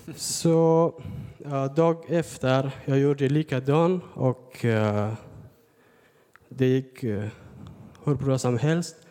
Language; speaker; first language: Swedish; non-native, learner; Persian